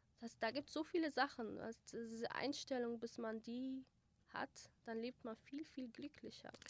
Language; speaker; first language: German; early bilingual, other home language; Kurdish